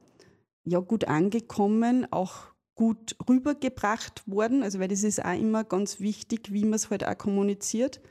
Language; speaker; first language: German; native; German